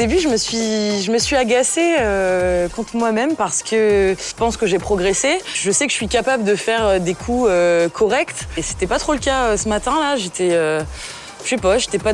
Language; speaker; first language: French; native; French